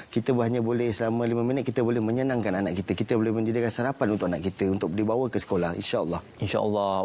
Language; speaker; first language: Malay; native; Malay